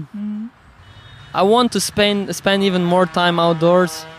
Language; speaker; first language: English; non-native, fluent; Slovenian